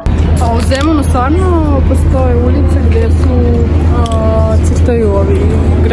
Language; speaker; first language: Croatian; non-native, fluent; Russian